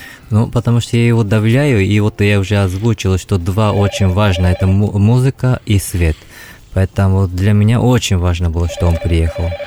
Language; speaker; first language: Russian; non-native, fluent; Japanese